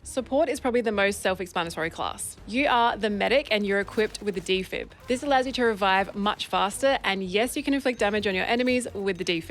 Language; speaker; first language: English; native; English